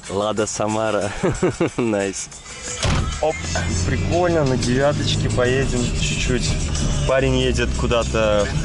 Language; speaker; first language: Russian; native; Russian